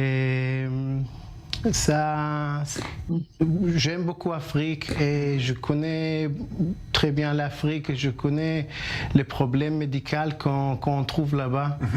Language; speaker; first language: French; non-native, learner; Hebrew